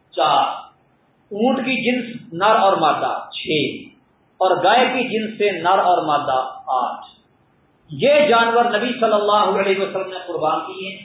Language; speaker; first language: Urdu; non-native, local second language; Punjabi